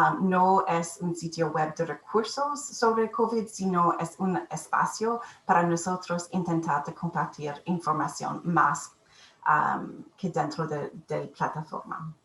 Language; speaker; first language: Spanish; non-native, learner; English